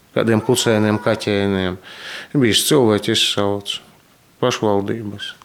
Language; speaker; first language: Latvian; native; Latvian